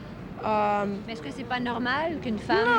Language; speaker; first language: French; native; French